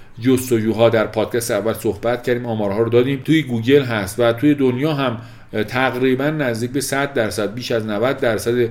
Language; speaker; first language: Persian; native; Persian